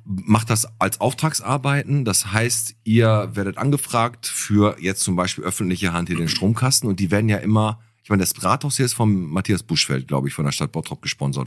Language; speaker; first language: German; native; German